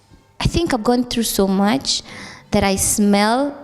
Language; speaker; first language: English; non-native, local second language; Swahili